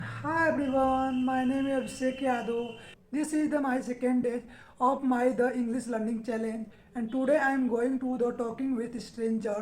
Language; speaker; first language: English; non-native, learner; Hindi